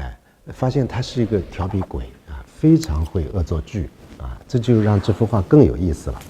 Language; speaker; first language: Chinese; native; Chinese